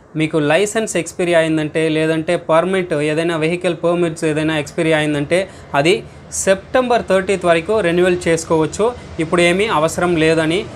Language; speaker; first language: Telugu; non-native, learner; Tamil